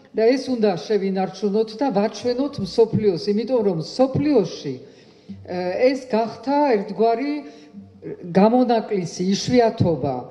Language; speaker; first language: Georgian; early bilingual, heritage; Georgian